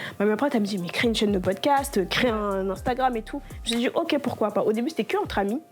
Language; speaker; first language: French; non-native, local second language; Lingala